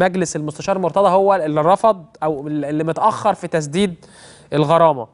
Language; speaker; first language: Arabic; native; Arabic